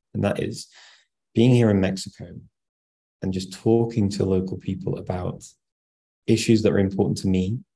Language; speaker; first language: English; native; English